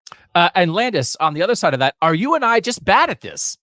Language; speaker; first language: English; native; English